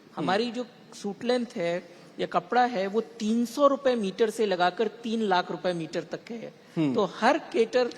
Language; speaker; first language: Hindi; native; Hindi